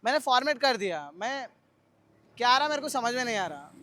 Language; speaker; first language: Hindi; non-native, local second language; Telugu